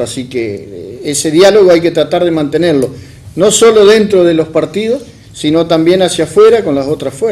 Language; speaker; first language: Spanish; native; Spanish